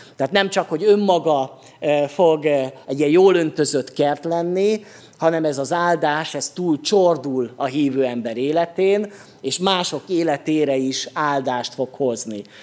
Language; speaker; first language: Hungarian; native; Hungarian